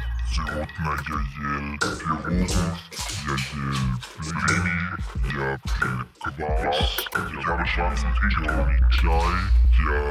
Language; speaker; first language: Russian; non-native, learner; German